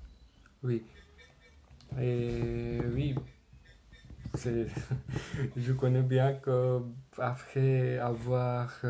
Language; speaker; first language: French; non-native, learner; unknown